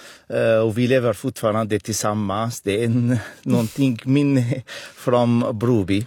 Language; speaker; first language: Swedish; non-native, fluent; Arabic